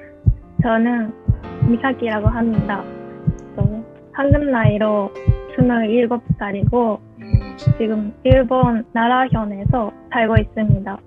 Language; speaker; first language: Korean; non-native, learner; Japanese